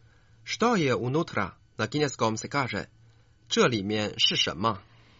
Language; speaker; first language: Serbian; non-native, fluent; Chinese